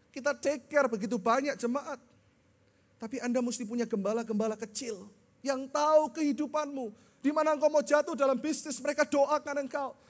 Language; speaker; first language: Indonesian; native; Indonesian